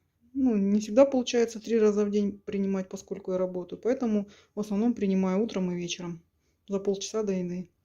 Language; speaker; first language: Russian; native; Russian